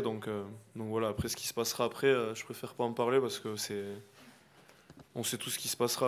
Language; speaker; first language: French; native; French